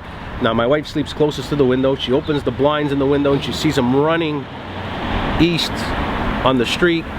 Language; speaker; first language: English; native; English